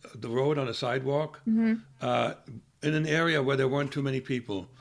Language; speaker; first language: English; non-native, fluent; German